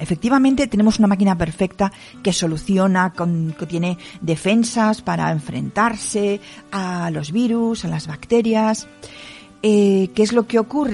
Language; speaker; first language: Spanish; native; Spanish